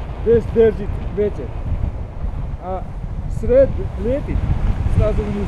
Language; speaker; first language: Russian; non-native, learner; Turkish